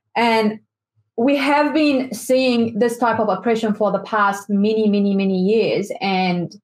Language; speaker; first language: English; non-native, fluent; Persian